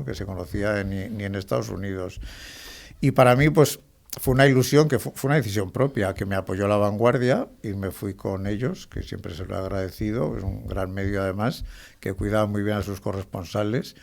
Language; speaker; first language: Spanish; native; Spanish